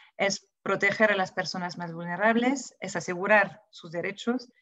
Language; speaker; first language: Spanish; non-native, fluent; French